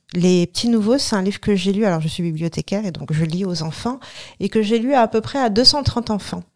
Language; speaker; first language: French; native; French